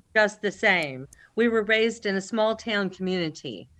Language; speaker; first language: English; native; English